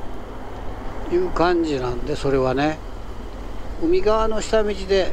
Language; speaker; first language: Japanese; native; Japanese